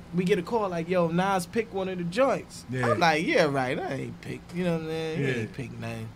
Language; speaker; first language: English; native; English